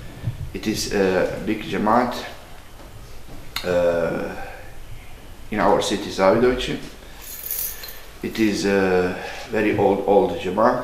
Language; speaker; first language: English; non-native, learner; Bosnian